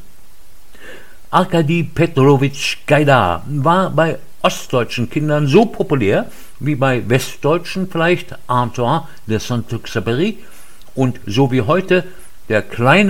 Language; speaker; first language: German; native; German